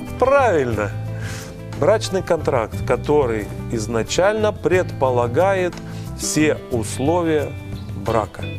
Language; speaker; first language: Russian; native; Russian